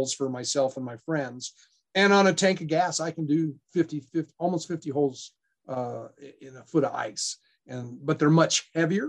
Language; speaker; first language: English; native; English